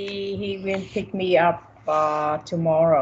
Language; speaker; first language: English; non-native, learner; Vietnamese